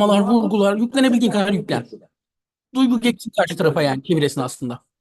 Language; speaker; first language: Turkish; native; Turkish